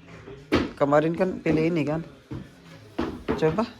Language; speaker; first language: Indonesian; non-native, learner; Urdu